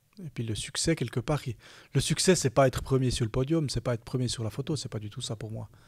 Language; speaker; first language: French; native; French